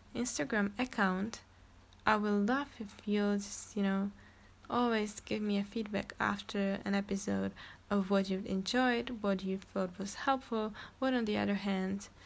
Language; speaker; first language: English; non-native, fluent; Czech